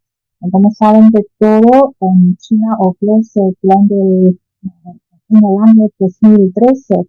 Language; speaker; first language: Spanish; non-native, fluent; Chinese